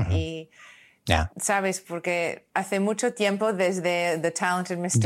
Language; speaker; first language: Spanish; non-native, learner; English